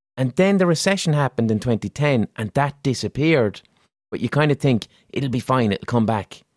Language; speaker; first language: English; native; English